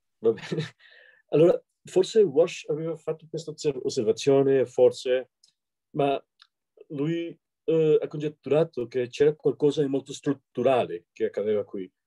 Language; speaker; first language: Italian; non-native, fluent; Spanish